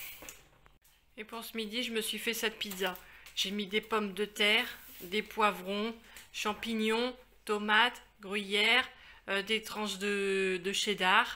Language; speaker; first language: French; native; French